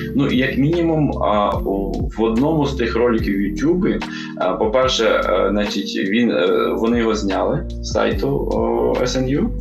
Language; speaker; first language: Ukrainian; native; Ukrainian